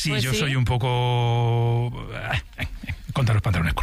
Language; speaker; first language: Spanish; native; Spanish